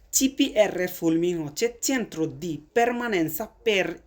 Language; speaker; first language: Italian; non-native, fluent; Bangla